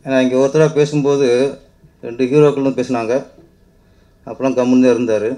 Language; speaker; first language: Tamil; native; Tamil